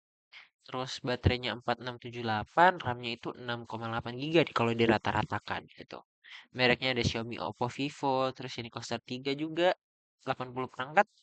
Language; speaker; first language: Indonesian; native; Indonesian